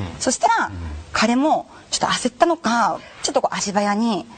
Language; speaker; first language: Japanese; native; Japanese